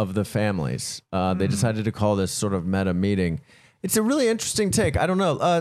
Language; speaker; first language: English; native; English